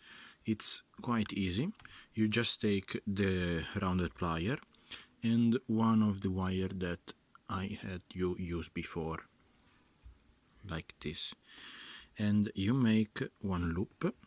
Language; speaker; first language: English; non-native, fluent; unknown